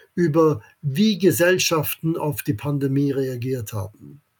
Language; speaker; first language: German; non-native, local second language; English